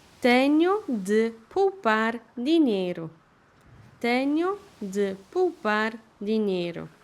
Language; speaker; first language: Portuguese; non-native, fluent; Polish